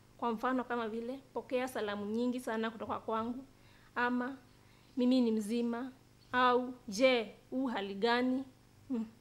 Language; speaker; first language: Swahili; non-native, local second language; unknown